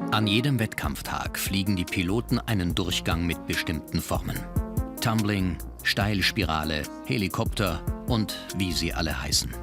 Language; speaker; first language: German; native; German